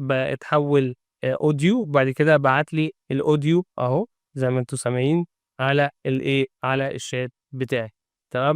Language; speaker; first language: Arabic; native; Arabic